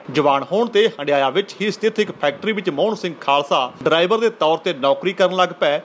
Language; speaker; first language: Punjabi; native; Punjabi